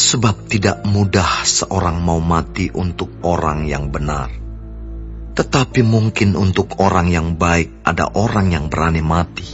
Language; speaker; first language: Indonesian; native; Indonesian